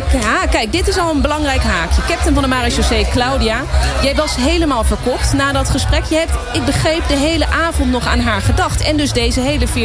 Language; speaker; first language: Dutch; native; Dutch